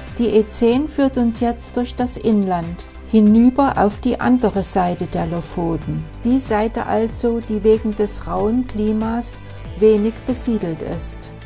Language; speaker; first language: German; native; German